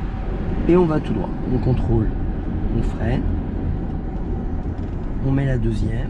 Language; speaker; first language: French; native; French